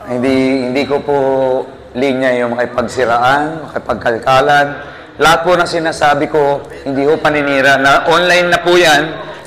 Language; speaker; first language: Filipino; native; Filipino